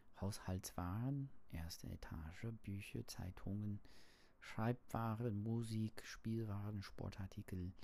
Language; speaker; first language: German; non-native, learner; English